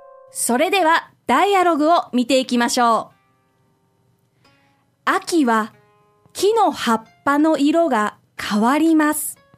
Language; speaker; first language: Japanese; native; Japanese